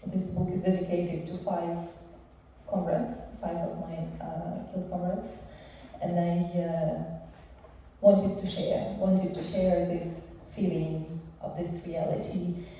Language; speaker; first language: English; non-native, fluent; Ukrainian